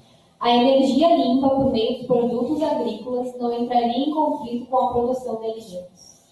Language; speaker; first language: Portuguese; native; Portuguese